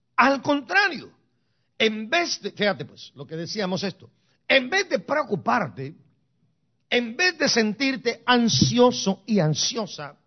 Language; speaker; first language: Spanish; native; Spanish